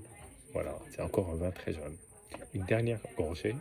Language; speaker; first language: French; native; French